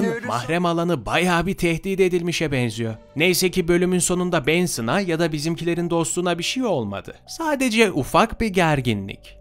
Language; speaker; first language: Turkish; native; Turkish